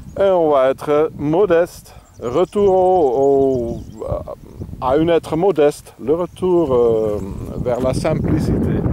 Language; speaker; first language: French; non-native, fluent; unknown